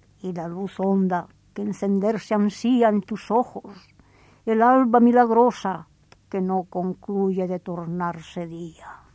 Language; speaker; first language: Spanish; native; Spanish